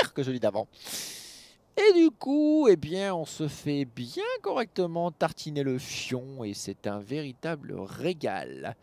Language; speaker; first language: French; native; French